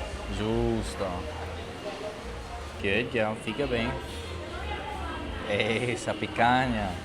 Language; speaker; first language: Portuguese; non-native, learner; English